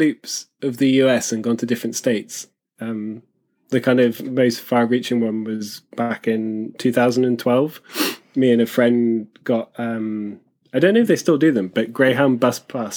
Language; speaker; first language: English; native; English